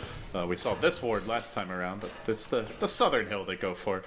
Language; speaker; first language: English; native; English